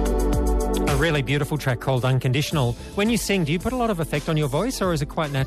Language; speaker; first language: English; native; English